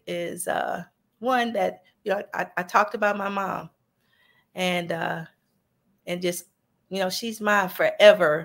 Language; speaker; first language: English; native; English